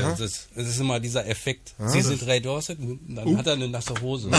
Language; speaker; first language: German; native; German